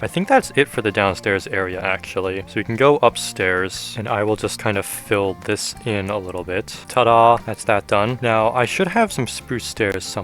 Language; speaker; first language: English; native; English